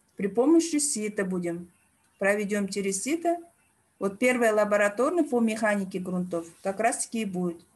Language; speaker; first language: Russian; non-native, local second language; Uzbek